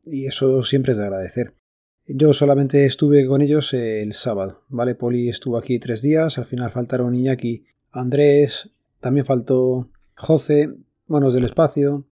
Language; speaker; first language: Spanish; native; Spanish